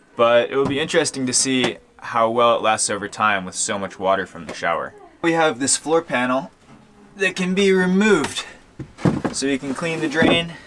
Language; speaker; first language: English; native; English